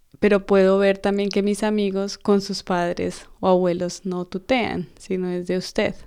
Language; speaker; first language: Spanish; native; Spanish